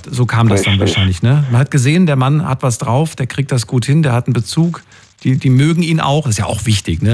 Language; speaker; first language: German; native; German